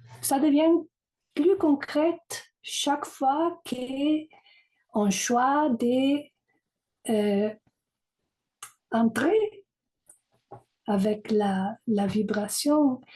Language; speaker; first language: French; non-native, fluent; Italian